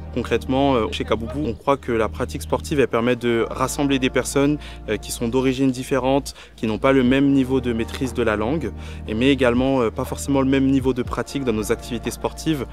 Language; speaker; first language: French; native; French